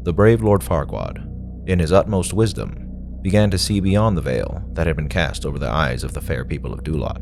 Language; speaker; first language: English; native; English